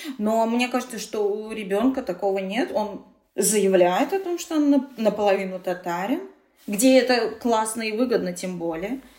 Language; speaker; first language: Russian; non-native, local second language; Tatar